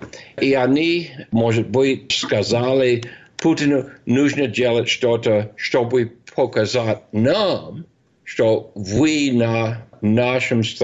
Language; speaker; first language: Russian; non-native, fluent; English